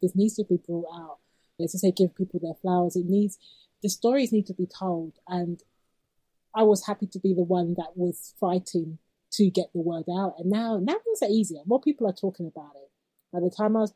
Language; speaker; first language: English; native; English